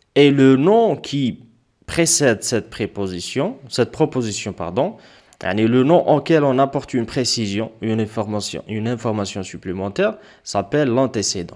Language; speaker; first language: French; non-native, local second language; Arabic